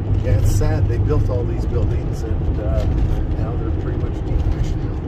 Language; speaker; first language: English; native; English